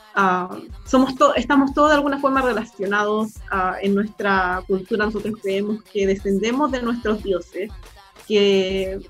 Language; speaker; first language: Spanish; native; Spanish